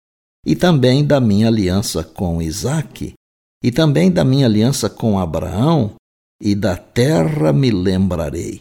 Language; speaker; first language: Portuguese; native; Portuguese